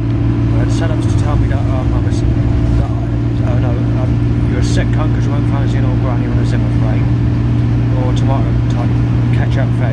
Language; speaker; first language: English; native; English